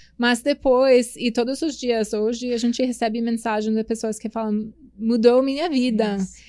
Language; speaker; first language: Portuguese; non-native, fluent; English